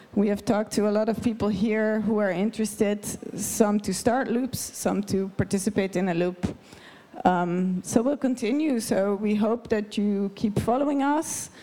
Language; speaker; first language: English; non-native, fluent; Dutch